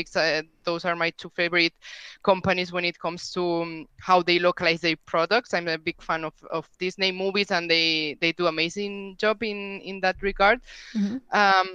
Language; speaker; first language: English; non-native, fluent; Spanish